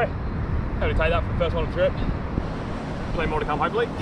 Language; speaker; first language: English; native; English